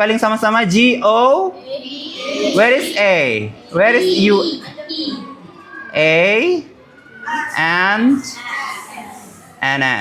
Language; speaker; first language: English; non-native, learner; Indonesian